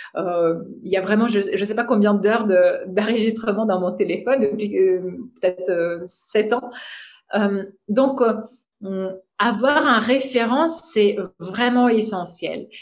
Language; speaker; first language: French; non-native, fluent; Russian